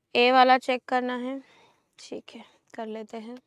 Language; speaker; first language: Hindi; native; Hindi